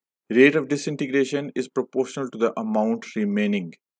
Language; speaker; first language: English; non-native, local second language; Hindi